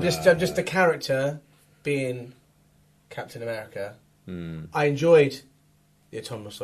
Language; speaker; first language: English; native; English